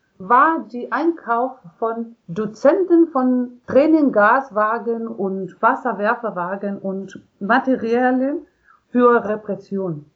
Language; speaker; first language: German; non-native, learner; Spanish